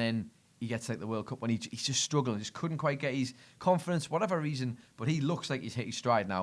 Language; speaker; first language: English; native; English